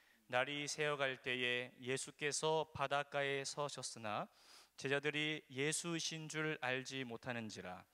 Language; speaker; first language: Korean; native; Korean